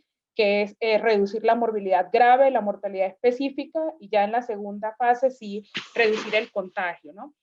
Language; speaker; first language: Spanish; native; Spanish